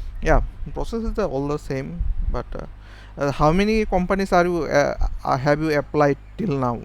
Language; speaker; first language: English; non-native, fluent; Bangla